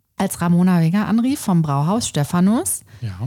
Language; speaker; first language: German; native; German